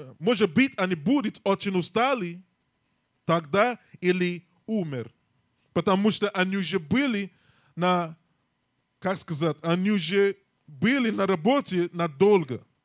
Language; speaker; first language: Russian; non-native, learner; English